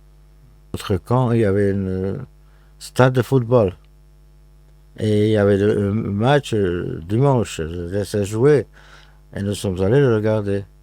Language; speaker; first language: French; non-native, fluent; Hungarian